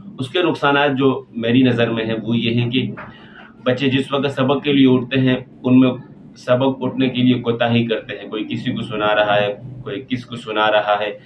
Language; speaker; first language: Urdu; non-native, local second language; Pashto